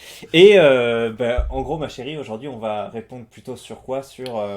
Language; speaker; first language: French; native; French